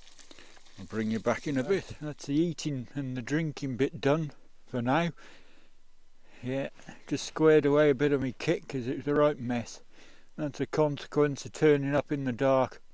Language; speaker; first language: English; native; English